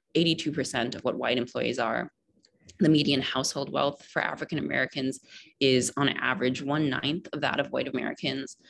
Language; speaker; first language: English; native; English